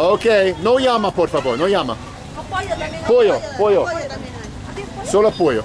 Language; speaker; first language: Spanish; non-native, learner; English